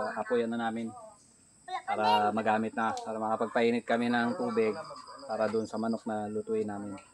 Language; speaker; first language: Filipino; non-native, local second language; Iloko